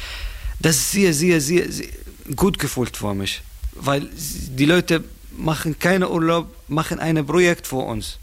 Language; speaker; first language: German; non-native, learner; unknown